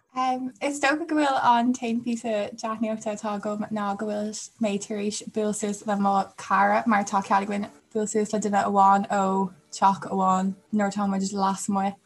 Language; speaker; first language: Irish; non-native, local second language; English